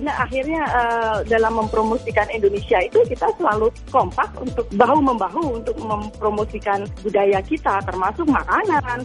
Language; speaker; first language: Indonesian; native; Indonesian